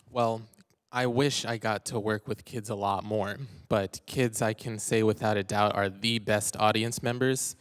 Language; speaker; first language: English; native; English